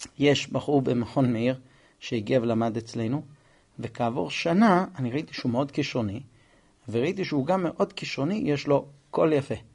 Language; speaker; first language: Hebrew; non-native, fluent; English